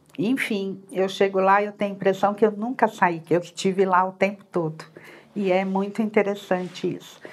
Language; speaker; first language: Portuguese; native; Portuguese